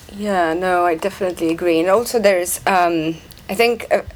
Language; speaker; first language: English; non-native, fluent; Romanian